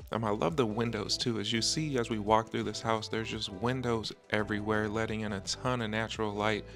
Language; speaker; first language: English; native; English